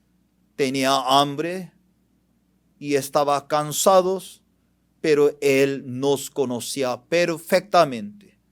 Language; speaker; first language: Spanish; non-native, fluent; Korean